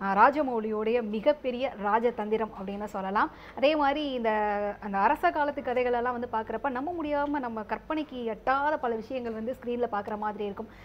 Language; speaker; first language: Tamil; native; Tamil